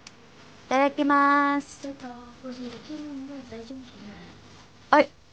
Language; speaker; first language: Japanese; non-native, learner; Filipino